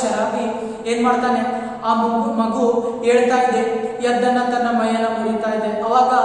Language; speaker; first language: Kannada; native; Kannada